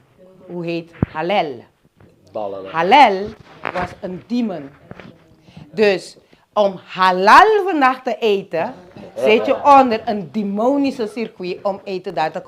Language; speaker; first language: Dutch; non-native, local second language; Papiamento